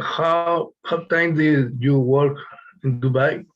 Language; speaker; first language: English; non-native, learner; Spanish